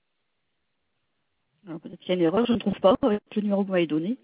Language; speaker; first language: French; native; French